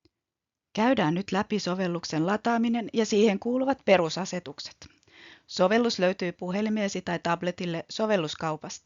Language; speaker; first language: Finnish; native; Finnish